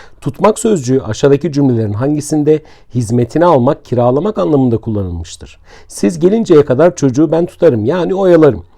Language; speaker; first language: Turkish; native; Turkish